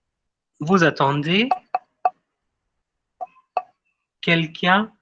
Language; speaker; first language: French; non-native, fluent; Hindi